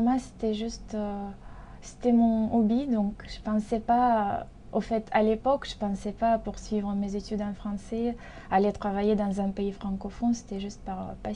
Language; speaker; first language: French; non-native, fluent; Russian